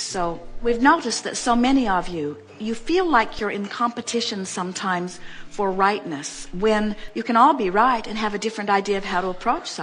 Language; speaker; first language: English; native; English